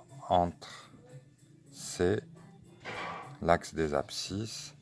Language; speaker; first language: French; native; French